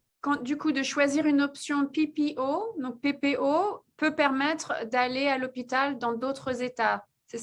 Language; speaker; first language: French; native; French